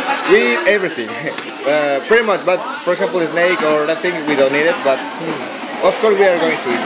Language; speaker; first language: English; non-native, fluent; Spanish